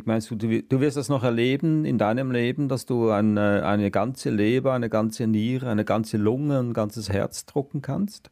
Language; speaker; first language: German; native; German